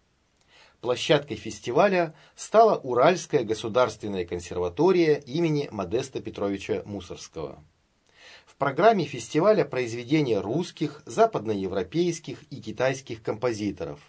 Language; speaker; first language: Russian; native; Russian